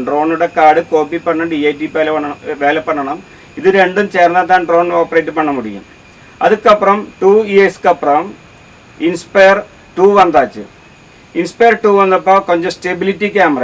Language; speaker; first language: Tamil; non-native, learner; Malayalam